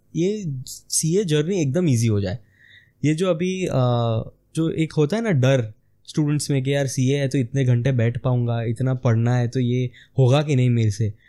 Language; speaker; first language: Hindi; non-native, local second language; Gujarati